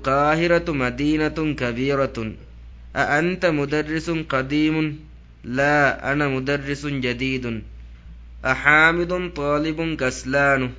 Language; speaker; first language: Arabic; non-native, learner; Divehi